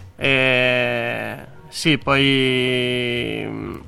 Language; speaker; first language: Italian; native; Italian